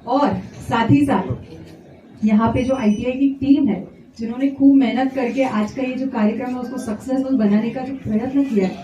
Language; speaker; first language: Hindi; non-native, local second language; Gujarati